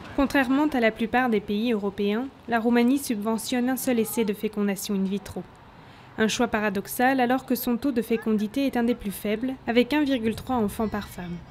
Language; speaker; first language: French; native; French